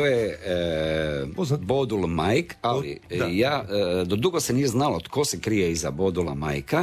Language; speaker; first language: Croatian; native; Croatian